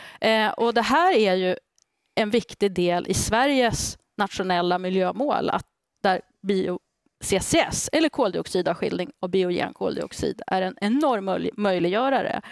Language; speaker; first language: Swedish; native; Swedish